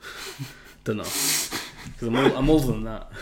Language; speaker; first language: English; native; English